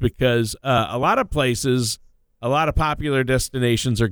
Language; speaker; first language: English; native; English